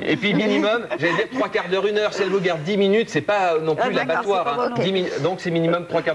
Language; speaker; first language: French; native; French